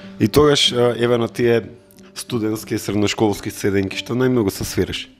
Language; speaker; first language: Macedonian; native; Macedonian